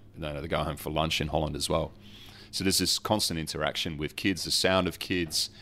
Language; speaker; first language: English; early bilingual, other home language; Dutch